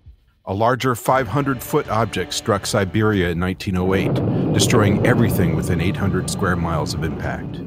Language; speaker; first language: English; native; English